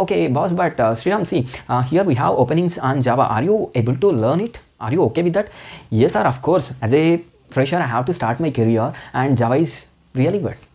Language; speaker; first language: English; non-native, local second language; Telugu